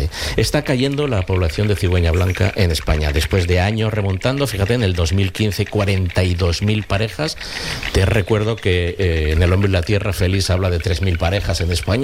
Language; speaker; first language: Spanish; native; Spanish